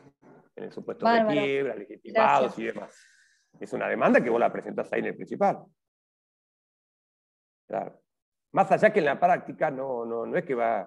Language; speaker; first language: Spanish; native; Spanish